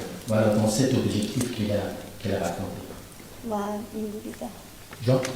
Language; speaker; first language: French; non-native, fluent; Persian